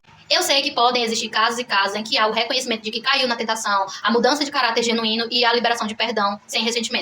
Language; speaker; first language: Portuguese; native; Portuguese